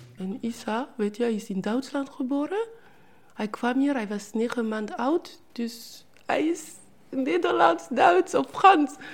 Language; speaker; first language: Dutch; non-native, fluent; French